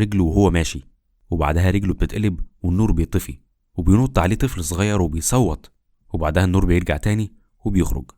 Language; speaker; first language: Arabic; native; Arabic